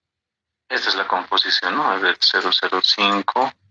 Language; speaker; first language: Spanish; native; Spanish